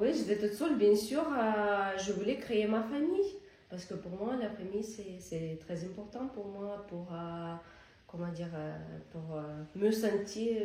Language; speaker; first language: French; non-native, learner; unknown